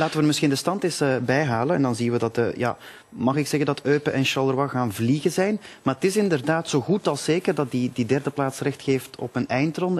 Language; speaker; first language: Dutch; native; Dutch